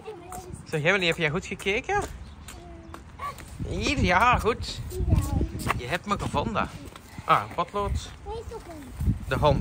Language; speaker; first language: Dutch; native; Dutch